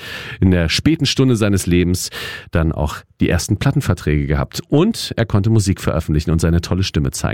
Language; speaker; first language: German; native; German